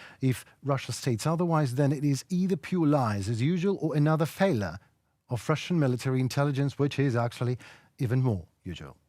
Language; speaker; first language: English; non-native, fluent; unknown